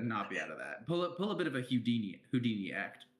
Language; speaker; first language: English; native; English